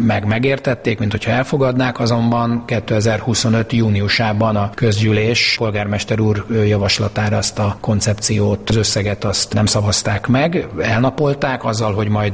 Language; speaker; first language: Hungarian; native; Hungarian